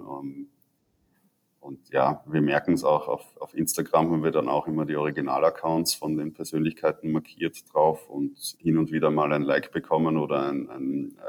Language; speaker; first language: German; native; German